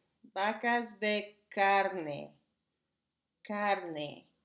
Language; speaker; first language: Spanish; non-native, fluent; English